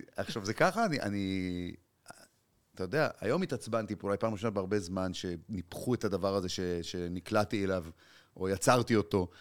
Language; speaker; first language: Hebrew; native; Hebrew